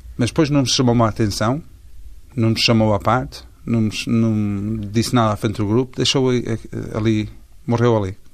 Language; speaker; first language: Portuguese; early bilingual, heritage; Portuguese